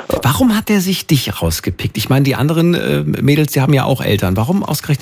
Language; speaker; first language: German; native; German